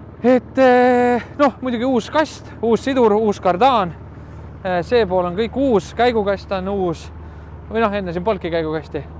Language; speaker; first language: Estonian; native; Estonian